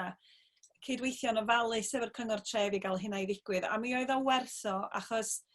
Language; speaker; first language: Welsh; native; Welsh